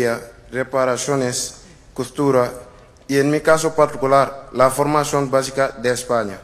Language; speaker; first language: Spanish; non-native, learner; Wolof